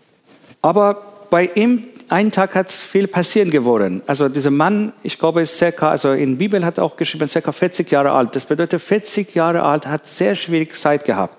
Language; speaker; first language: German; non-native, learner; Persian